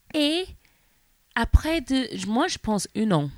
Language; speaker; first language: French; non-native, learner; English